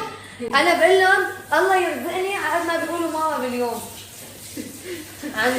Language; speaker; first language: Arabic; native; Arabic